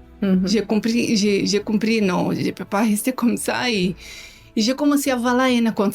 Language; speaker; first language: French; non-native, learner; Portuguese